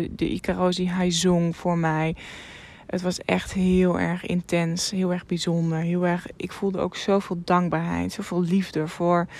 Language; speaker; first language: Dutch; non-native, local second language; Western Frisian